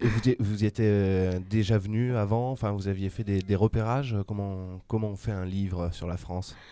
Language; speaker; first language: French; native; French